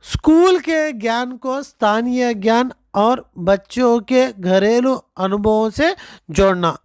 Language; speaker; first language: Hindi; non-native, local second language; Telugu